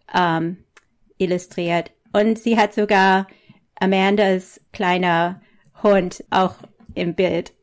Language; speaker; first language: German; non-native, fluent; English